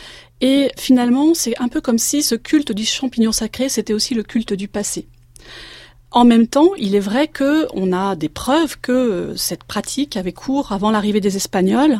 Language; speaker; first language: French; native; French